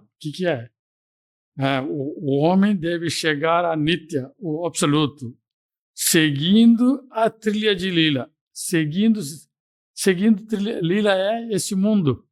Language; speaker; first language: Portuguese; non-native, fluent; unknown